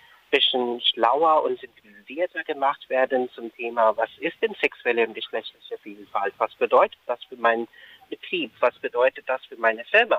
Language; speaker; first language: German; non-native, fluent; Urdu